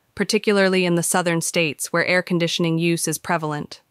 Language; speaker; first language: English; native; English